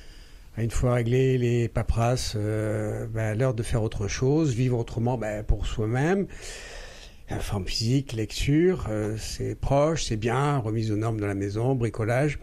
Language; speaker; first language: French; native; French